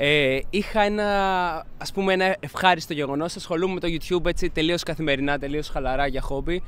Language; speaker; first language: Greek; native; Greek